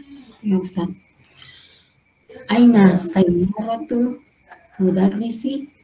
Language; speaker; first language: Arabic; non-native, learner; Indonesian